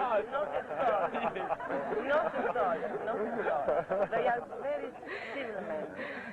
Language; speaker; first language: English; non-native, learner; French